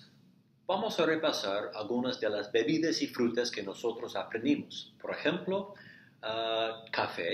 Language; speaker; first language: Spanish; non-native, fluent; English